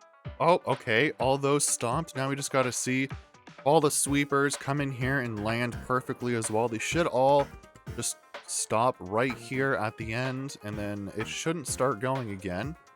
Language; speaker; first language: English; native; English